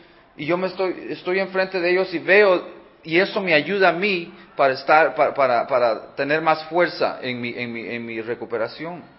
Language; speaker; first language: Spanish; early bilingual, heritage; Spanish